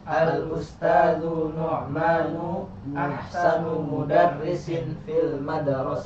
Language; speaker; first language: Arabic; non-native, learner; Indonesian